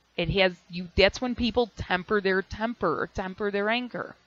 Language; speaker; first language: English; native; English